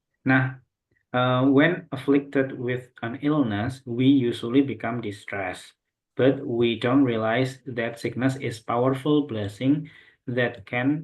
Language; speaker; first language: English; non-native, local second language; Indonesian